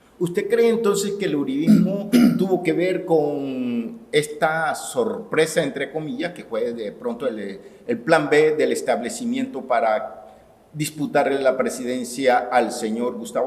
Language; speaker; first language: Spanish; native; Spanish